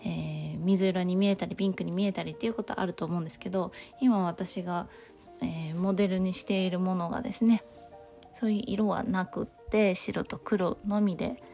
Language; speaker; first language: Japanese; native; Japanese